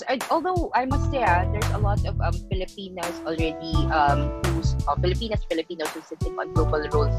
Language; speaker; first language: English; non-native, local second language; Filipino